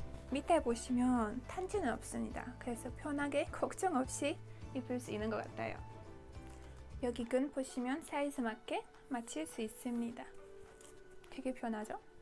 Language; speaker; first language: Korean; non-native, fluent; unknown